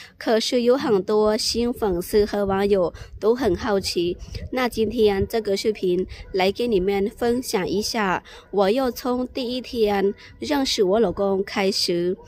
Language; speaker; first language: Chinese; non-native, fluent; Lao